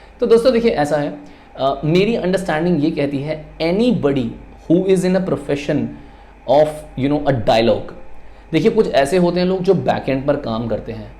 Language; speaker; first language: Hindi; native; Hindi